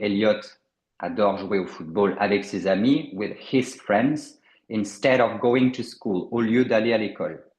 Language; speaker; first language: French; native; French